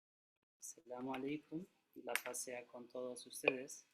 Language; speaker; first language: Spanish; non-native, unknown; Turkish